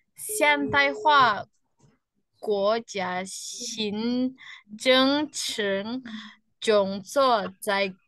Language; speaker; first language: Chinese; non-native, learner; Indonesian